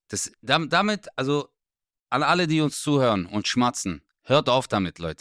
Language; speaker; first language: German; native; German